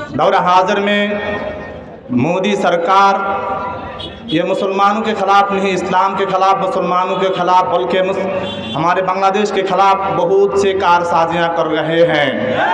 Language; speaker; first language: Urdu; non-native, fluent; Bangla